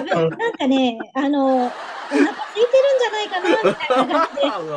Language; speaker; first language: Japanese; native; Japanese